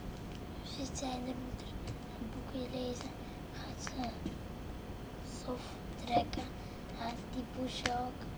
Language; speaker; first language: Dutch; early bilingual, other home language; Arabic